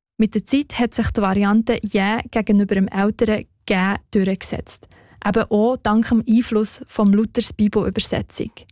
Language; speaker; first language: German; native; German